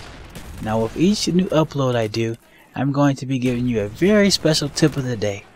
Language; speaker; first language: English; native; English